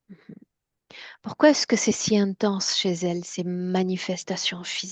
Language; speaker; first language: French; native; French